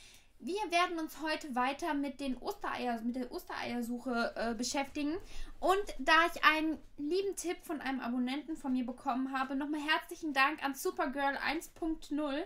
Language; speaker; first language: German; native; German